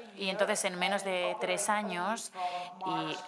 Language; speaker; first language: Spanish; non-native, fluent; Slovenian